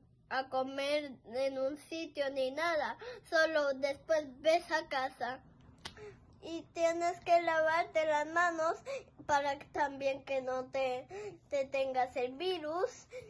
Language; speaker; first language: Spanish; early bilingual, other home language; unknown